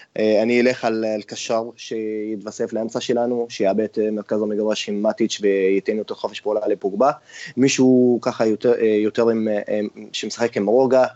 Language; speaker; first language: Hebrew; non-native, local second language; Arabic